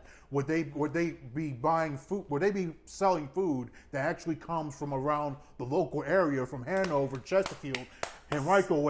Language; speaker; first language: English; native; English